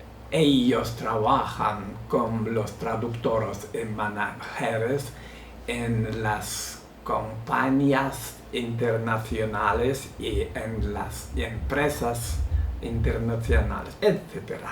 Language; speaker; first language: Spanish; non-native, learner; Russian